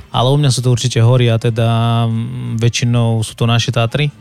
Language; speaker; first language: Slovak; native; Slovak